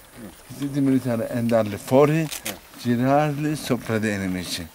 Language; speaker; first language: Italian; non-native, learner; Turkish